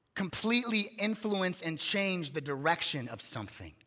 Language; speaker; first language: English; native; English